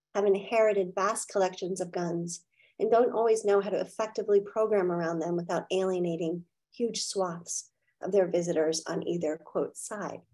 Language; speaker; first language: English; native; English